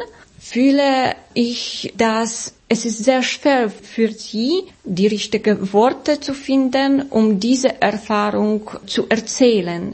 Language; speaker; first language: German; non-native, fluent; Polish